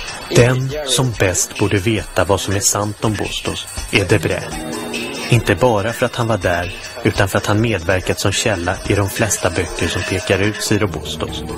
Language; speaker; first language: Swedish; native; Swedish